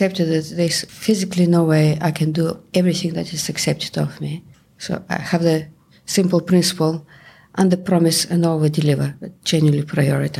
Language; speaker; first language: English; non-native, fluent; Bulgarian